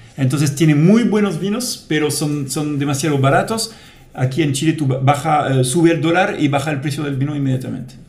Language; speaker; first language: Spanish; non-native, fluent; French